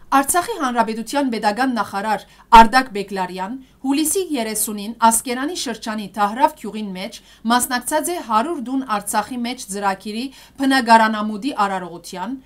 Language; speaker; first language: Armenian; early bilingual, heritage; Armenian